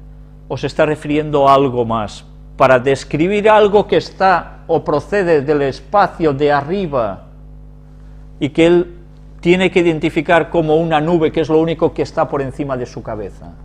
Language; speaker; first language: Spanish; native; Spanish